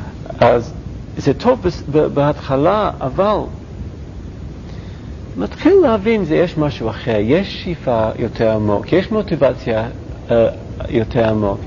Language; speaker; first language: Hebrew; non-native, learner; English